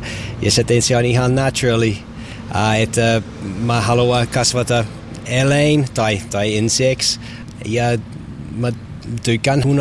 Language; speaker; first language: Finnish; non-native, learner; English